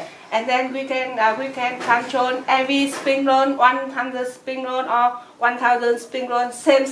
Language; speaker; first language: English; non-native, learner; Vietnamese